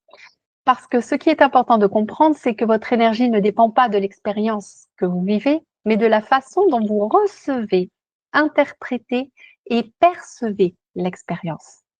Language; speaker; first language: French; native; French